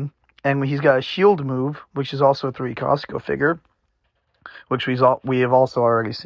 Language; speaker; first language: English; native; English